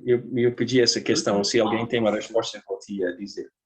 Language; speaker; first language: Portuguese; non-native, learner; Dutch